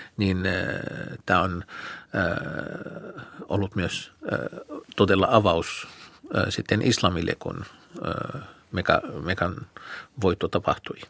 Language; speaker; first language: Finnish; non-native, fluent; Arabic